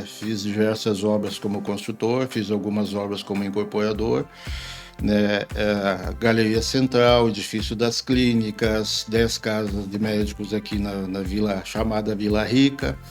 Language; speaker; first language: Portuguese; native; Portuguese